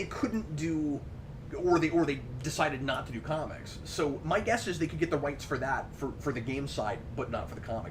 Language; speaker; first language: English; native; English